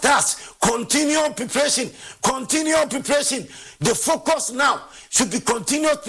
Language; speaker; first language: English; non-native, local second language; Akan